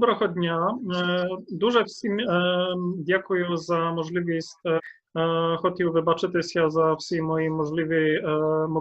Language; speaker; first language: Ukrainian; non-native, fluent; Polish